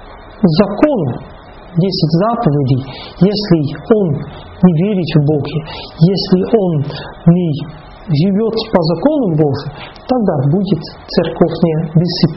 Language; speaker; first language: Russian; non-native, fluent; Dutch